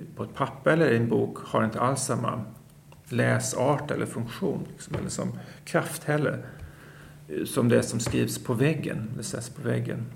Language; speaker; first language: Swedish; native; Swedish